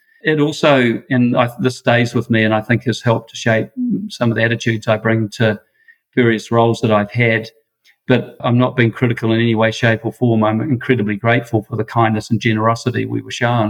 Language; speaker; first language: English; native; English